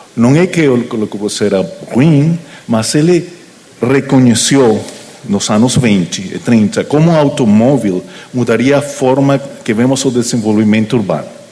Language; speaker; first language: Portuguese; non-native, learner; Spanish